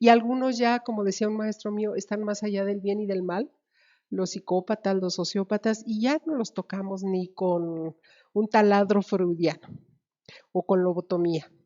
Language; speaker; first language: Spanish; native; Spanish